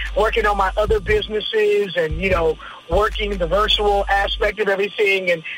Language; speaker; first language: English; native; English